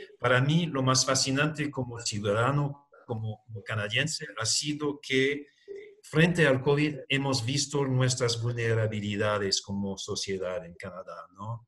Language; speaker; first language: Spanish; non-native, fluent; English